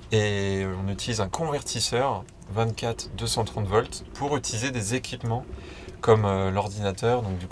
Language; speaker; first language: French; native; French